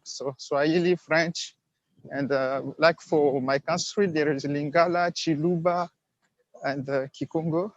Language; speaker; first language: English; non-native, learner; Swahili